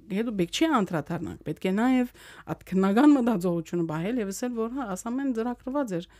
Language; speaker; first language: Armenian; early bilingual, heritage; Armenian